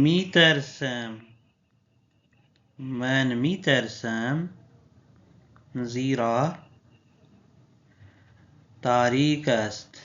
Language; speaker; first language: Persian; non-native, fluent; Urdu